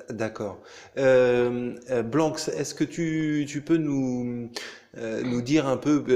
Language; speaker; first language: French; native; French